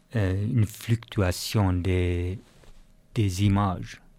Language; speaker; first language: French; non-native, fluent; Finnish